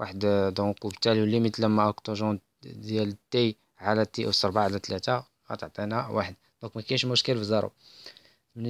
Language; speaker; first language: Arabic; native; Arabic